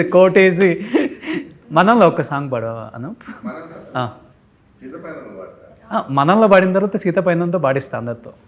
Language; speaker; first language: Telugu; native; Telugu